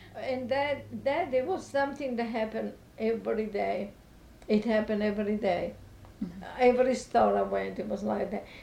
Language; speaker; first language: English; non-native, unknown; Italian